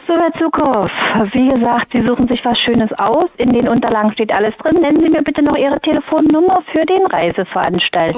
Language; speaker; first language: German; native; German